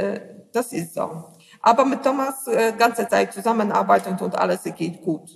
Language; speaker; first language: German; non-native, learner; Polish